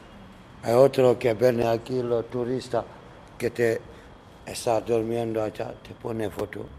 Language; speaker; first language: Spanish; non-native, learner; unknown